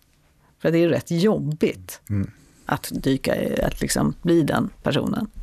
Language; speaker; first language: Swedish; native; Swedish